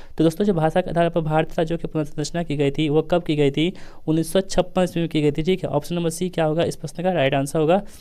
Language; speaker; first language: Hindi; native; Hindi